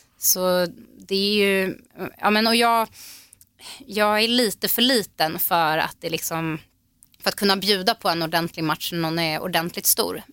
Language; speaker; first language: Swedish; native; Swedish